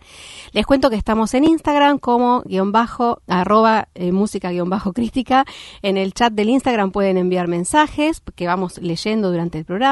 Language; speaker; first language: Spanish; native; Spanish